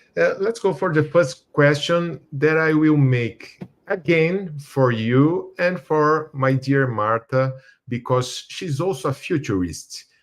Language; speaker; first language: English; non-native, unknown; Portuguese